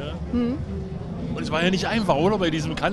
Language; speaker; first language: German; native; German